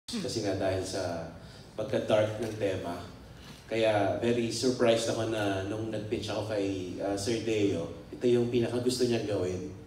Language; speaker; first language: Filipino; native; Filipino